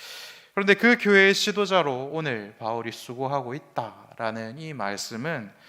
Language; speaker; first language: Korean; native; Korean